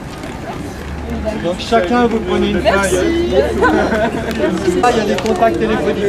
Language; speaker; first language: French; native; French